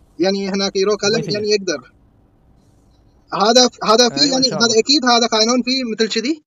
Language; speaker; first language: Arabic; non-native, learner; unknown